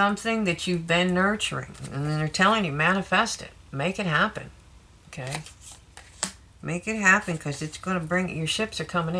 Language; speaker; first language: English; native; English